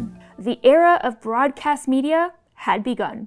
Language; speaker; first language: English; native; English